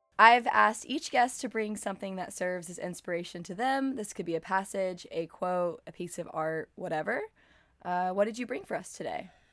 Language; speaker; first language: English; native; English